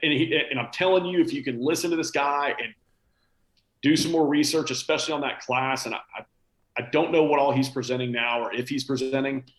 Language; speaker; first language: English; native; English